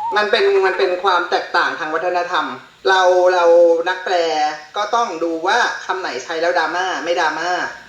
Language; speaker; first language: Thai; native; Thai